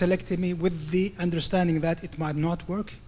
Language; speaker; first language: English; non-native, fluent; Arabic